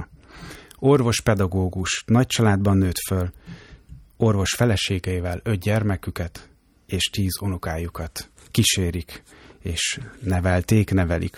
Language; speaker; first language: Hungarian; native; Hungarian